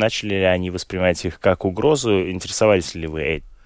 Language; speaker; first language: Russian; native; Russian